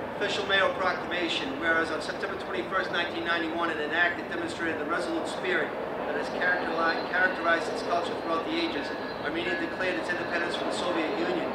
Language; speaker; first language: English; native; English